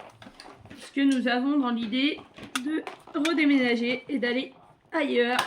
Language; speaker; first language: French; native; French